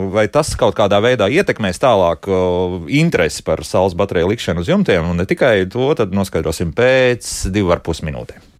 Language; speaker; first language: Latvian; native; Latvian